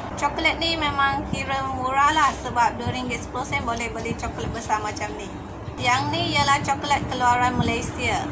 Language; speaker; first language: Malay; non-native, local second language; Chinese